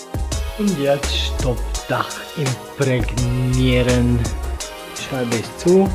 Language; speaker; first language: German; non-native, fluent; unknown